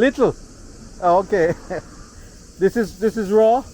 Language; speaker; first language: English; non-native, learner; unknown